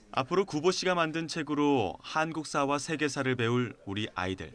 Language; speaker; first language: Korean; native; Korean